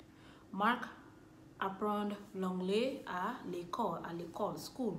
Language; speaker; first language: French; non-native, learner; English